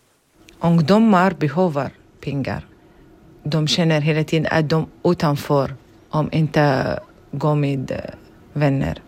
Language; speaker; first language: Swedish; non-native, learner; Arabic